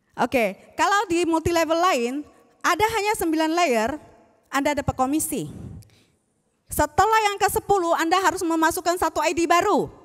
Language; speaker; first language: Indonesian; native; Indonesian